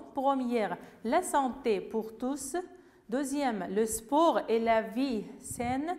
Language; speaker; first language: French; non-native, fluent; Uzbek